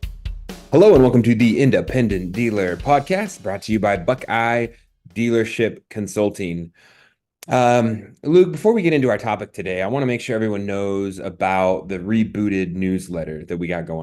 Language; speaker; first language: English; native; English